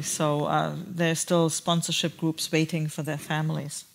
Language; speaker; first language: English; non-native, fluent; German